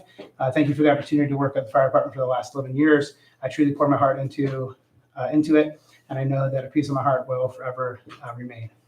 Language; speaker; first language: English; native; English